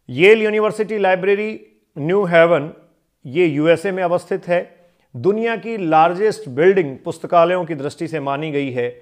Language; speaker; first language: Hindi; native; Hindi